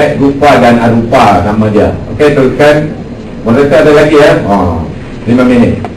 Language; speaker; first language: Malay; non-native, local second language; Tamil